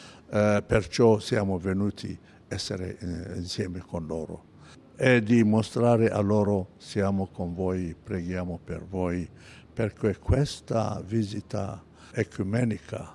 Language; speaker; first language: Italian; non-native, fluent; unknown